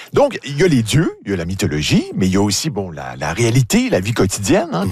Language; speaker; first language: French; native; French